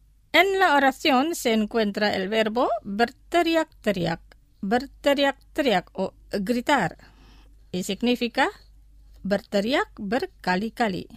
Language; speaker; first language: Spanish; non-native, fluent; Indonesian